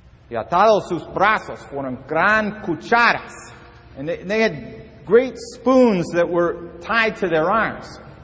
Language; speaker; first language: English; native; English